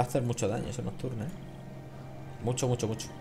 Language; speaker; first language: Spanish; native; Spanish